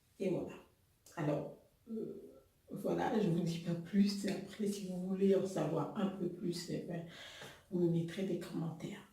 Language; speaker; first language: French; non-native, local second language; Haitian Creole